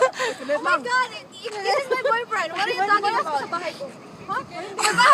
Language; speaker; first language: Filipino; non-native, local second language; Cebuano